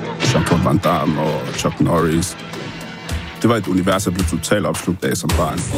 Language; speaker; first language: Danish; early bilingual, other home language; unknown